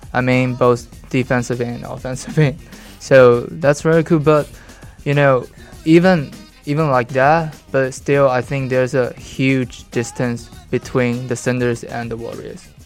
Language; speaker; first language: English; non-native, fluent; Chinese